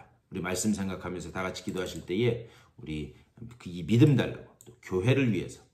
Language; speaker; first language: Korean; native; Korean